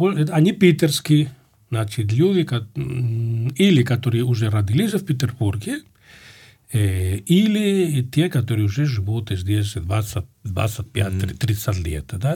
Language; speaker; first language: Russian; non-native, fluent; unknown